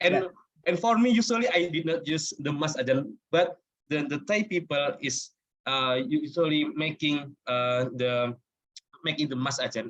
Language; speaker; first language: English; non-native, learner; Indonesian